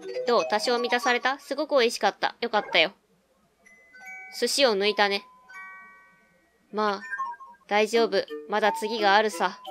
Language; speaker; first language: Japanese; native; Japanese